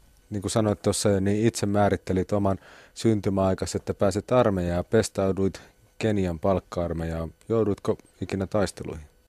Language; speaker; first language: Finnish; native; Finnish